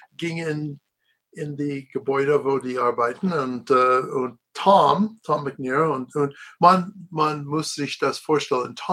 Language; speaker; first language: German; non-native, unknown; English